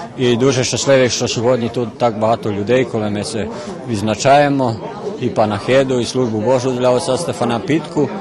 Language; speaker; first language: Ukrainian; early bilingual, heritage; Ukrainian